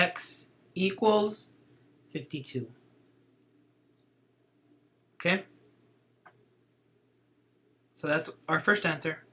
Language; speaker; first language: English; native; English